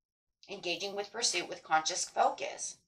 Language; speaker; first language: English; native; English